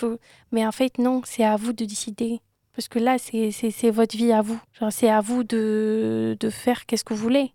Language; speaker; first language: French; non-native, local second language; Arabic